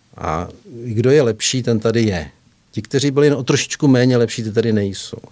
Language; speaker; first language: Czech; native; Czech